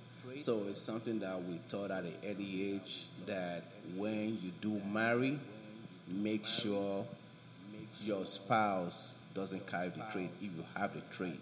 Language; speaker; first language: English; non-native, local second language; Yoruba